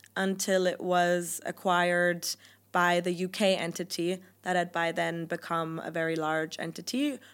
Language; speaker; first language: English; non-native, fluent; German